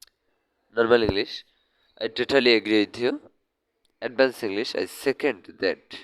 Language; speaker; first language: English; non-native, learner; Bangla